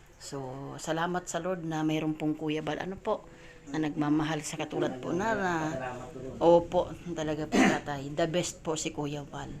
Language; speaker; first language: Filipino; non-native, local second language; Cebuano